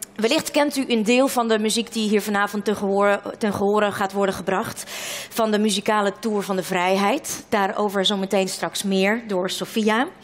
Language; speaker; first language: Dutch; early bilingual, other home language; Russian